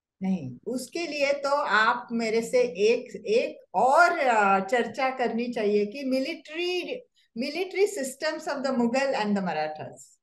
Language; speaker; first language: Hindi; non-native, local second language; Marathi